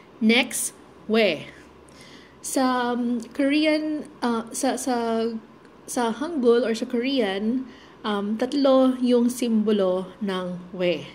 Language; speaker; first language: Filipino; native; Filipino